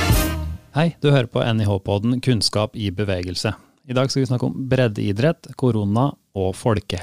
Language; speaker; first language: Norwegian; native; Norwegian